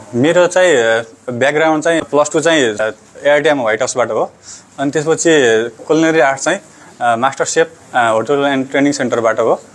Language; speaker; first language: Nepali; native; Nepali